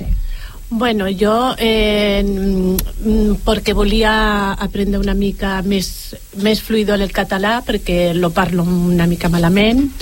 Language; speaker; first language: Catalan; non-native, local second language; Spanish